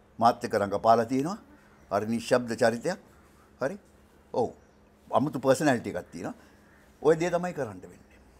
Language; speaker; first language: Sinhala; native; Sinhala